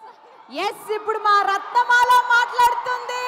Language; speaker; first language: Telugu; non-native, fluent; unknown